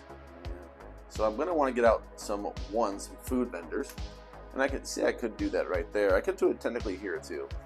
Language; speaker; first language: English; native; English